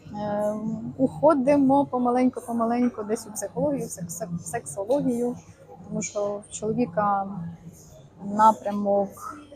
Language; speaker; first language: Ukrainian; non-native, local second language; Russian